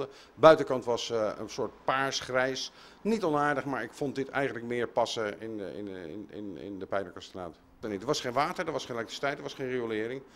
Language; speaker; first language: Dutch; native; Dutch